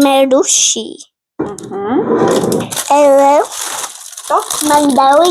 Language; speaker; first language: Albanian; early bilingual, heritage; Albanian